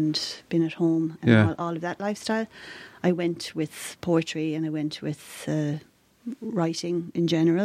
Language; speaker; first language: English; native; English